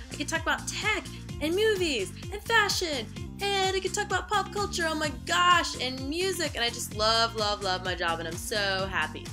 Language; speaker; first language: English; native; English